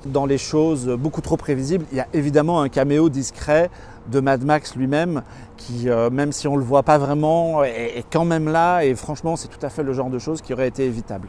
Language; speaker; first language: French; native; French